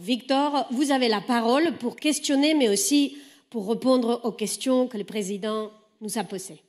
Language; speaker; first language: French; native; French